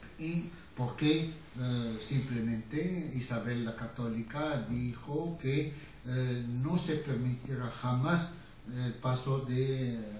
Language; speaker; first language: Spanish; non-native, fluent; Arabic